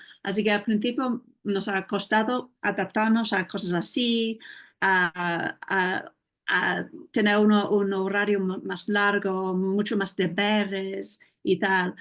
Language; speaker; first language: Spanish; non-native, fluent; English